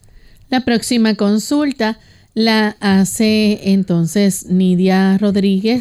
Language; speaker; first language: Spanish; native; Spanish